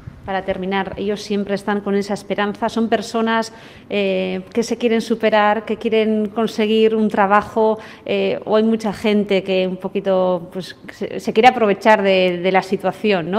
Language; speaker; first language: Spanish; native; Spanish